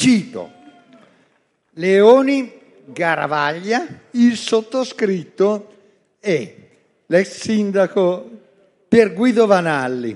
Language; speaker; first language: Italian; native; Italian